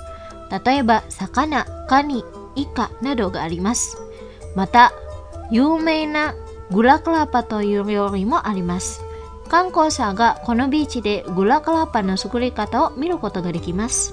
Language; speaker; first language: Japanese; non-native, fluent; Indonesian